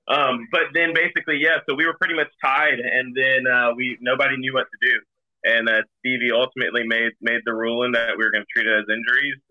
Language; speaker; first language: English; native; English